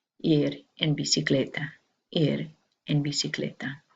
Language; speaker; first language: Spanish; non-native, learner; English